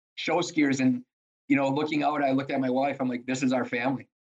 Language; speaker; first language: English; native; English